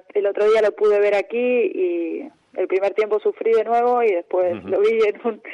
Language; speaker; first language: Spanish; native; Spanish